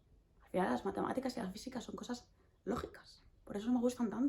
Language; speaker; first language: Spanish; native; Spanish